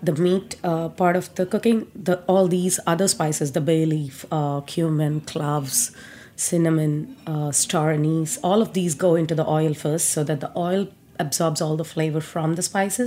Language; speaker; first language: English; non-native, local second language; Telugu